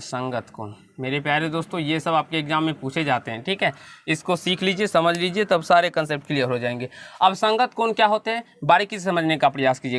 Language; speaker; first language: Hindi; native; Hindi